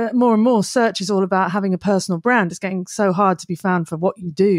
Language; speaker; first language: English; native; English